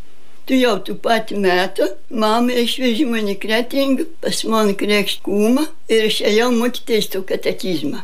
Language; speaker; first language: Lithuanian; native; Lithuanian